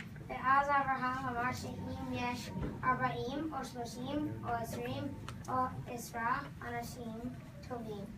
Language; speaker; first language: Hebrew; non-native, learner; English